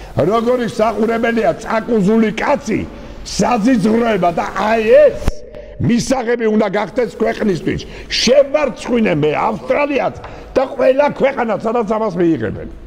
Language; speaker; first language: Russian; non-native, local second language; Georgian